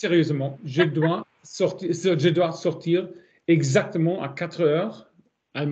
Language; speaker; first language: French; non-native, learner; German